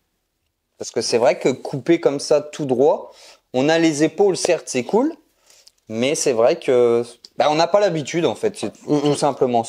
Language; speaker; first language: French; native; French